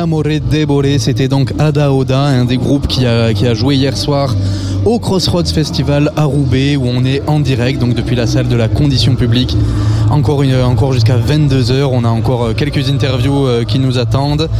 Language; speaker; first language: French; native; French